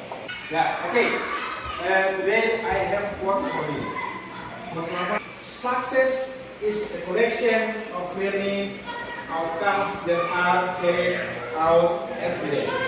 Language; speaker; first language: English; non-native, learner; Indonesian